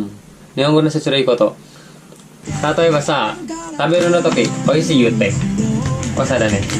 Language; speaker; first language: Japanese; non-native, learner; Sundanese